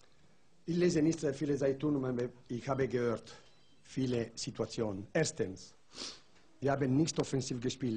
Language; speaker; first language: German; non-native, learner; Italian